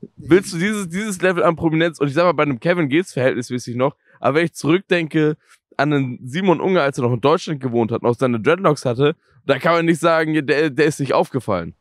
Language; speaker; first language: German; native; German